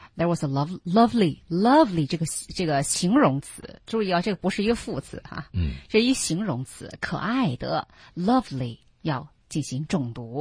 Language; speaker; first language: Chinese; native; Chinese